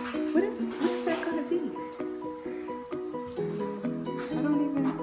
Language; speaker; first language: English; native; English